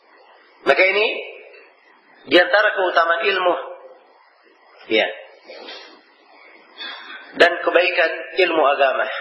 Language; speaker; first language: Indonesian; native; Indonesian